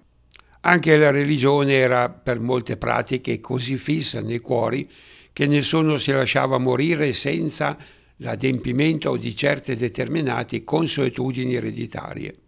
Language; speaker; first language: Italian; native; Italian